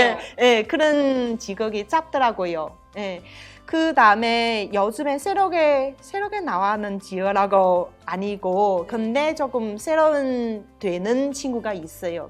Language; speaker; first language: Korean; non-native, learner; Chinese